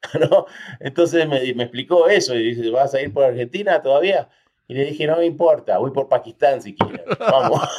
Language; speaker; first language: Spanish; early bilingual, heritage; Spanish